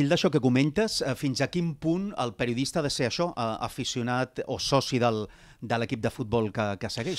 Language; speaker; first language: Catalan; native; Catalan